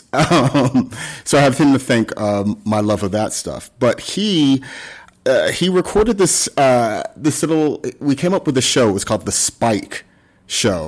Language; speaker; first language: English; native; English